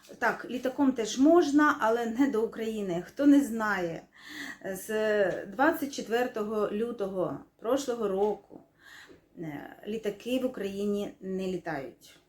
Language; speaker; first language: Ukrainian; non-native, local second language; Russian